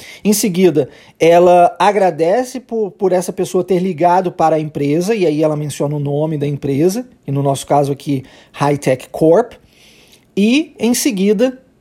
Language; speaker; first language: Portuguese; native; Portuguese